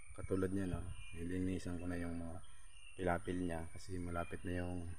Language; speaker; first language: Filipino; non-native, local second language; Bikol